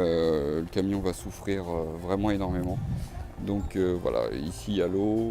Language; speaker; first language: French; native; French